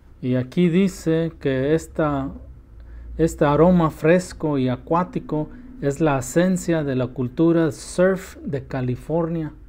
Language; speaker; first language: Spanish; early bilingual, heritage; Spanish